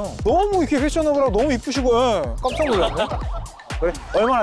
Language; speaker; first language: Korean; native; Korean